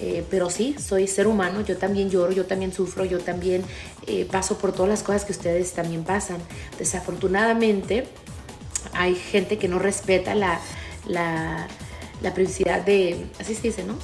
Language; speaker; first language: Spanish; early bilingual, other home language; English